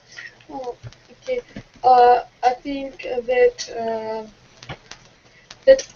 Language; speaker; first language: English; non-native, learner; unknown